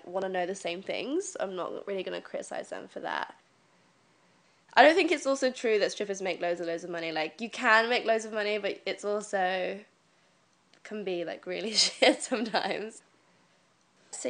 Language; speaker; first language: English; native; English